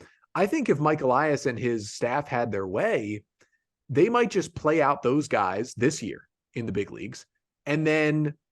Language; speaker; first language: English; native; English